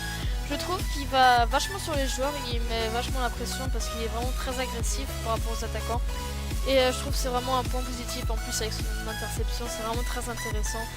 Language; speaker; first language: French; native; French